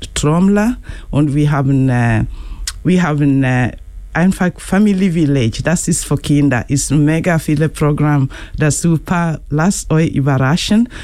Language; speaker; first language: German; non-native, learner; Luo (Kenya and Tanzania)